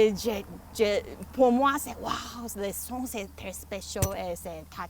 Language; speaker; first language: French; non-native, learner; Chinese